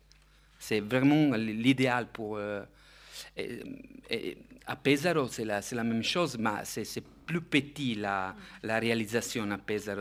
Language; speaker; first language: French; non-native, fluent; Italian